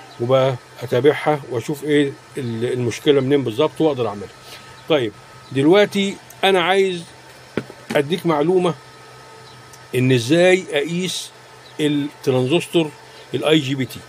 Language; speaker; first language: Arabic; native; Arabic